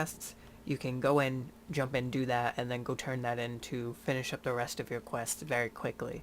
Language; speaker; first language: English; native; English